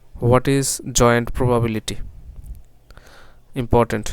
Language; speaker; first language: English; non-native, local second language; Bangla